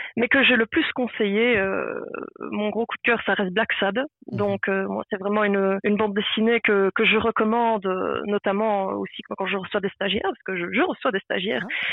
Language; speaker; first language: French; native; French